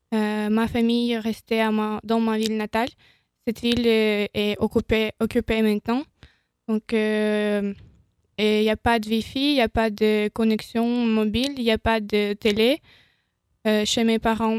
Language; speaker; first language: French; non-native, learner; Ukrainian